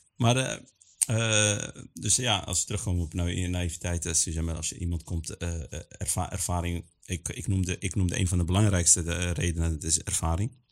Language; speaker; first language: Dutch; early bilingual, other home language; Arabic